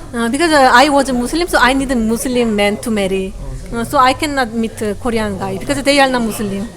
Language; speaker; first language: English; non-native, learner; Korean